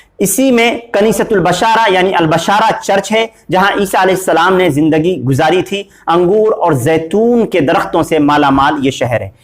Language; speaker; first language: Urdu; native; Urdu